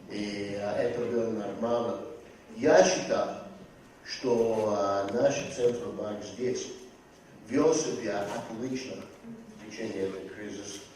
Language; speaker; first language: Russian; non-native, fluent; English